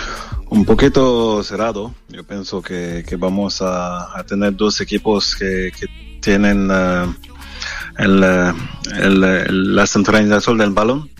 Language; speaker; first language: Spanish; non-native, fluent; French